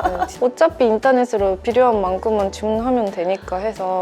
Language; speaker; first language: Korean; non-native, fluent; Japanese